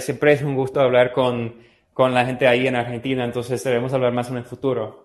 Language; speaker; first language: Spanish; non-native, fluent; English